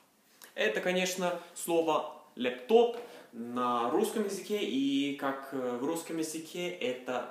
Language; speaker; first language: Russian; non-native, fluent; Norwegian